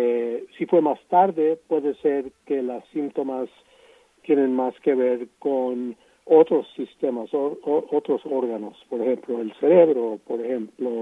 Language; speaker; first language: Spanish; non-native, fluent; English